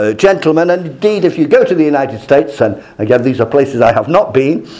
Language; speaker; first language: English; native; English